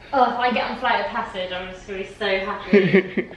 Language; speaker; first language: English; native; English